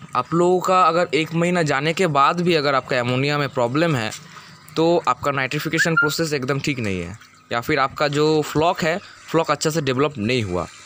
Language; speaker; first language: Hindi; non-native, local second language; Bangla